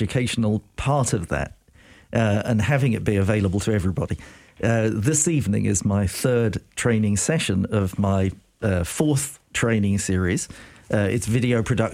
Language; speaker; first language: English; native; English